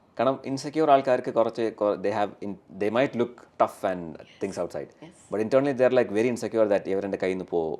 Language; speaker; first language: Malayalam; early bilingual, heritage; Malayalam